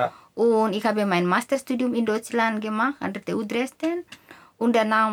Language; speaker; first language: German; non-native, fluent; Indonesian